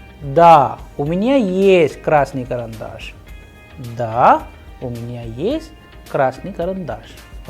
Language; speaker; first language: Russian; non-native, fluent; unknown